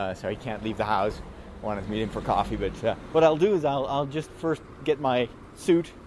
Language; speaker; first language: English; non-native, fluent; Dutch